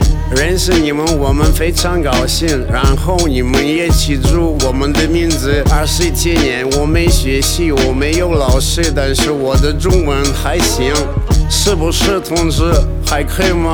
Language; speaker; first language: Chinese; non-native, learner; Russian